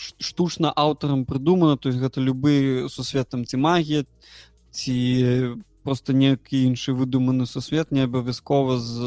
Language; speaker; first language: Belarusian; non-native, local second language; Russian